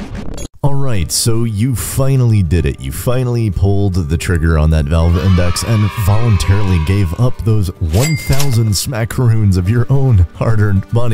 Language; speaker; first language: English; native; English